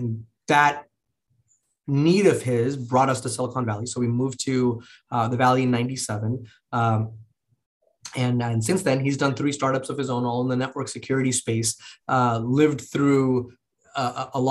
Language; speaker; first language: English; early bilingual, other home language; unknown